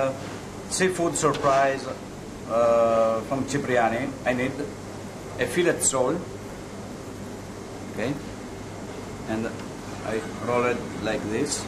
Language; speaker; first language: English; non-native, learner; Italian